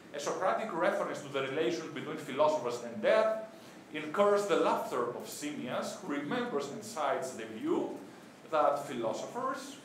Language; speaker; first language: English; non-native, fluent; Greek